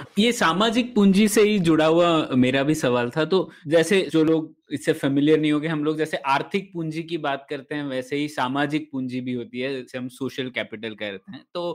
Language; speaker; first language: Hindi; native; Hindi